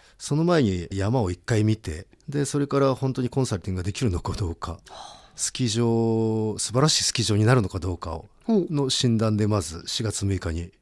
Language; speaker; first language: Japanese; native; Japanese